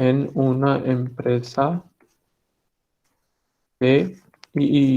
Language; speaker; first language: Spanish; non-native, fluent; Hindi